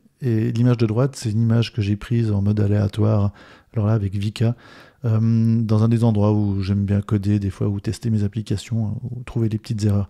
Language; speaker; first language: French; native; French